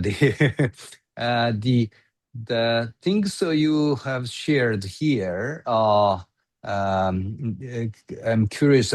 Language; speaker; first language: English; non-native, learner; Japanese